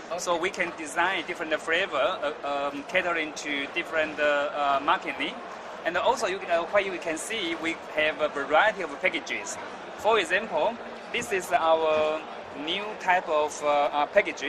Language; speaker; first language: English; non-native, learner; Chinese